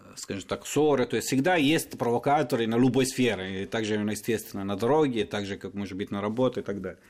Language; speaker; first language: Russian; non-native, fluent; Italian